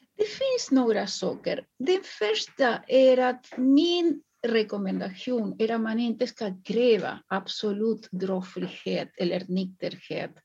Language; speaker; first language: Swedish; non-native, fluent; Spanish